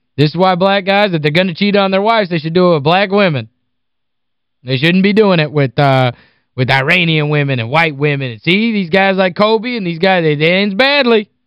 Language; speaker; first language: English; native; English